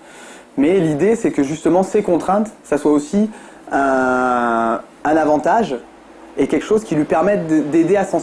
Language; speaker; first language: French; native; French